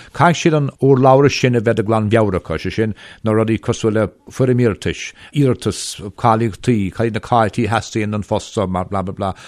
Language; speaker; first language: Irish; native; Irish